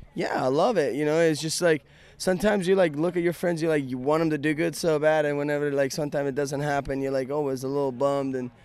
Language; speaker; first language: English; non-native, fluent; Japanese